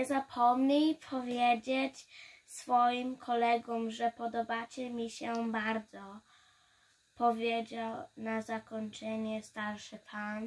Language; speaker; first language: Polish; early bilingual, heritage; Polish